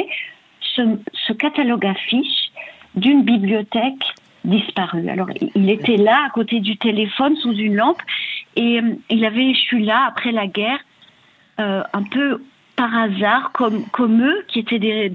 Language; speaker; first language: French; native; French